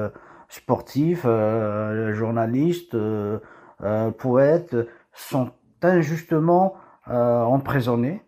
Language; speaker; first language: French; non-native, local second language; Kabyle